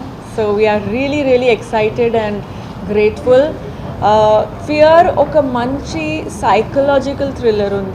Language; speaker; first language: Telugu; non-native, fluent; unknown